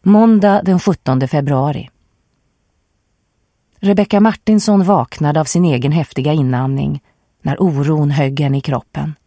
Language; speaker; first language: Swedish; native; Swedish